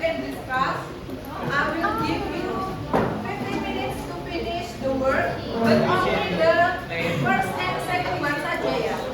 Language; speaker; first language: English; non-native, fluent; Indonesian